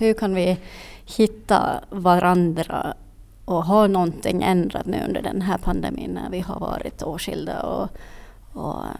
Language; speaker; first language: Swedish; non-native, fluent; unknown